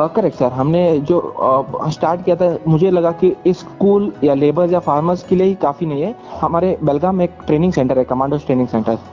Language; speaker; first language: Hindi; non-native, local second language; Kannada